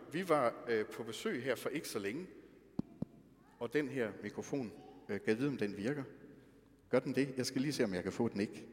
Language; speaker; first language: Danish; native; Danish